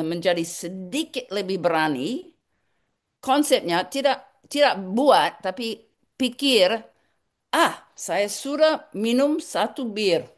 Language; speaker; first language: Indonesian; non-native, learner; English